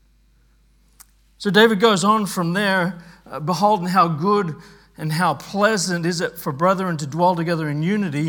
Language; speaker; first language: English; native; English